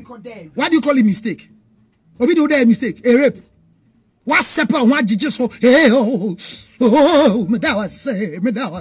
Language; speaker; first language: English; non-native, local second language; Akan